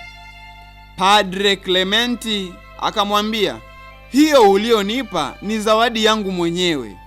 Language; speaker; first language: Swahili; native; Swahili